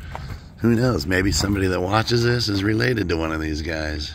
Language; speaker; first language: English; native; English